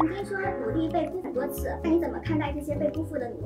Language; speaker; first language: Chinese; native; Chinese